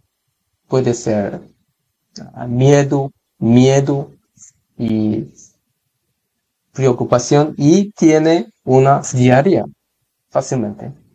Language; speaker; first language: Spanish; non-native, learner; Korean